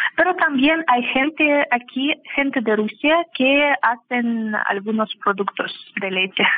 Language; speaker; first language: Spanish; non-native, learner; Russian